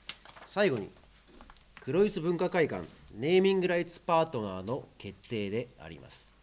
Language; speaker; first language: Japanese; native; Japanese